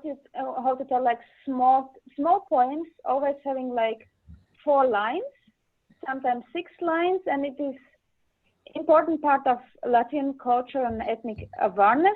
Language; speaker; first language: English; non-native, learner; Latvian